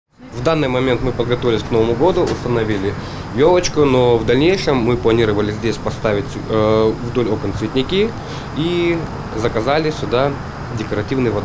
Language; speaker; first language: Russian; native; Russian